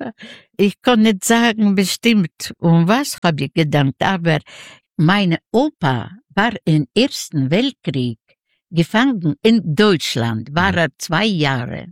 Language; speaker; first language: German; non-native, learner; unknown